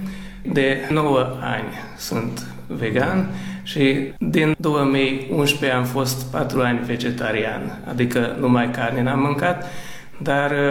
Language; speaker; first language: Romanian; early bilingual, heritage; Romanian